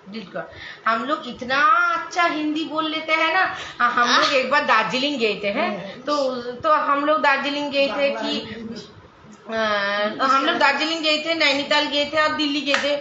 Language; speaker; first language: Hindi; non-native, local second language; Bangla